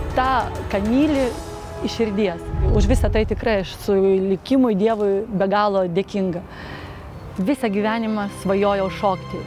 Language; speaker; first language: Lithuanian; non-native, local second language; Polish